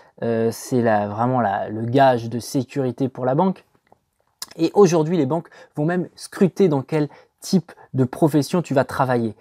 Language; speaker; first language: French; native; French